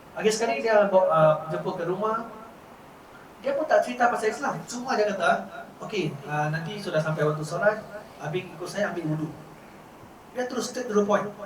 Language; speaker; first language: Malay; non-native, local second language; Chinese